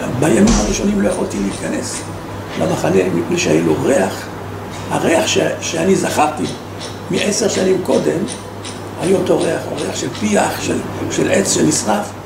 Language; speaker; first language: Hebrew; non-native, fluent; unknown